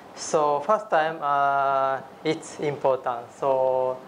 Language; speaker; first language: English; non-native, learner; Japanese